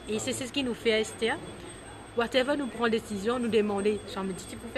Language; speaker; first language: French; non-native, learner; Morisyen